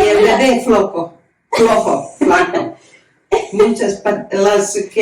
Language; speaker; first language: Spanish; non-native, fluent; Croatian